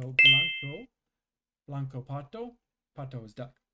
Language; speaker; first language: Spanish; non-native, learner; English